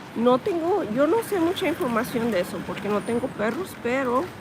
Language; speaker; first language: Spanish; early bilingual, heritage; Spanish